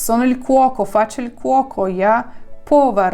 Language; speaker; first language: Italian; non-native, fluent; Ukrainian